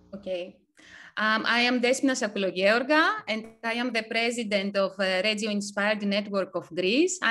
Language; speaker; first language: English; non-native, fluent; Ukrainian